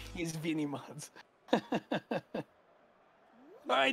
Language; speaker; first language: Russian; non-native, learner; English